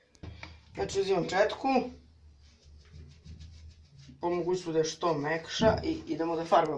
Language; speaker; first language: Serbian; native; Serbian